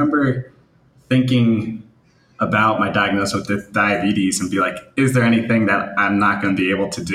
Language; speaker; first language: English; native; English